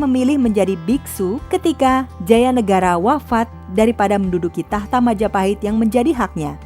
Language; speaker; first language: Indonesian; native; Indonesian